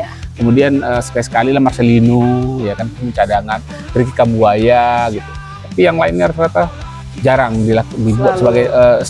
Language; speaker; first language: Indonesian; native; Indonesian